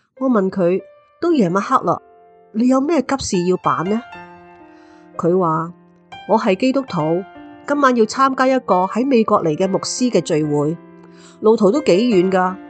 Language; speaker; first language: Chinese; non-native, local second language; Cantonese